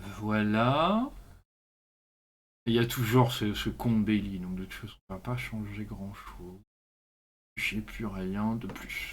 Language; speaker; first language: French; native; French